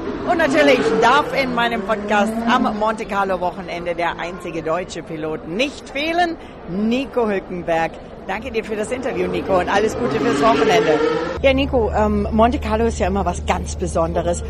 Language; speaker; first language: German; native; German